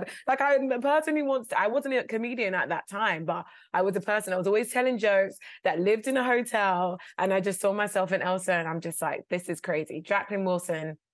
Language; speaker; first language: English; native; English